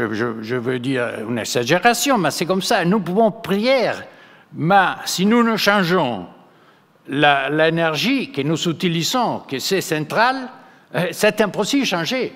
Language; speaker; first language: French; non-native, fluent; Spanish